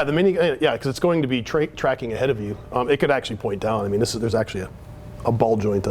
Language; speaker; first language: English; native; English